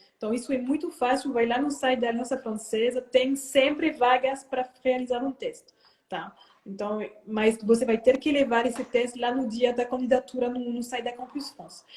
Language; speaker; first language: Portuguese; non-native, fluent; French